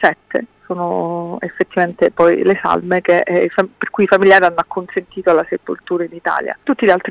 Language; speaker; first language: Italian; native; Italian